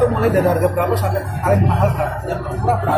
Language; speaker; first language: Indonesian; native; Indonesian